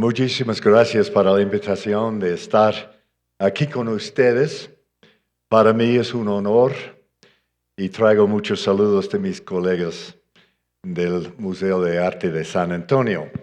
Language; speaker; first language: Spanish; non-native, fluent; English